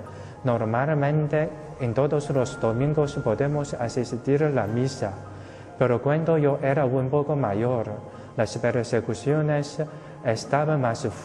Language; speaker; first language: Spanish; non-native, fluent; Chinese